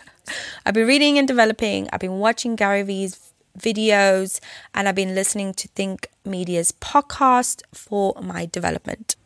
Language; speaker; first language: English; native; English